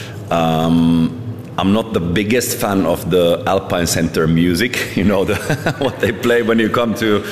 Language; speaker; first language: English; non-native, fluent; Finnish